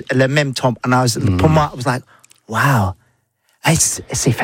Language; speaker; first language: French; non-native, learner; English